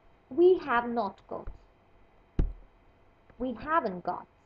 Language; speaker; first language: English; non-native, fluent; Lithuanian